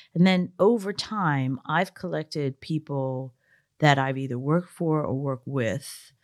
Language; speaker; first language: English; native; English